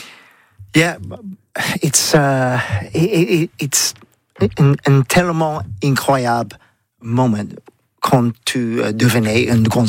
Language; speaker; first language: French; non-native, learner; English